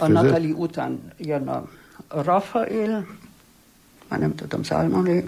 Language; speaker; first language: Hungarian; non-native, fluent; German